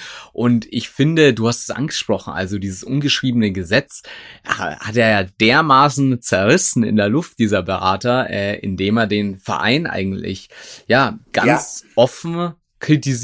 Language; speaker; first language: German; native; German